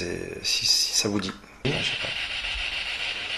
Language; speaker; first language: French; native; French